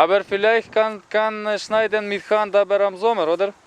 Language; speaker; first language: German; non-native, learner; Ukrainian